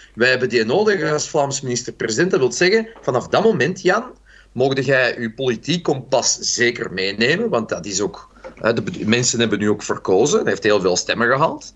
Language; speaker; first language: Dutch; native; Dutch